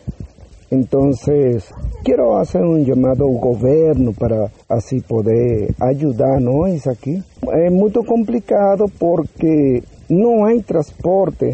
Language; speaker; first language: Portuguese; non-native, learner; Spanish